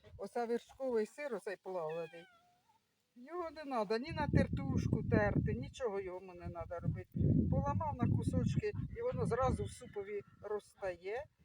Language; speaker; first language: Ukrainian; native; Ukrainian